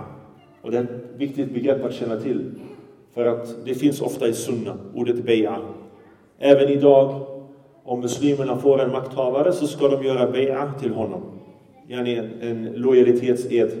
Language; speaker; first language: Swedish; early bilingual, other home language; Arabic